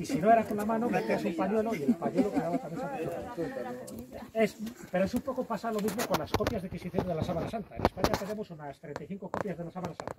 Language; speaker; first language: Spanish; native; Spanish